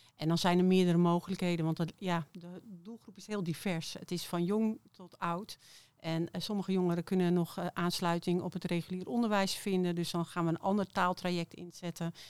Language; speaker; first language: Dutch; native; Dutch